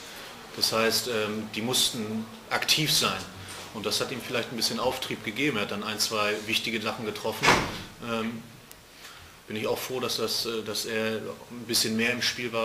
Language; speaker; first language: German; native; German